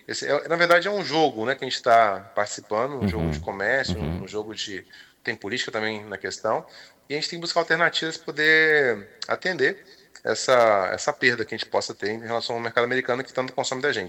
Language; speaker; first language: Portuguese; native; Portuguese